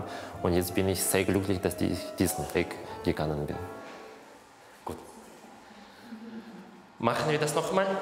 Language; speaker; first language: German; non-native, fluent; Russian